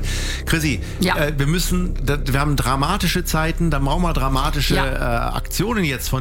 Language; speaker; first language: German; native; German